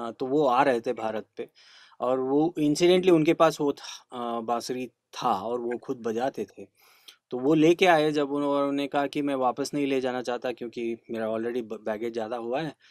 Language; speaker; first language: Hindi; non-native, local second language; Kannada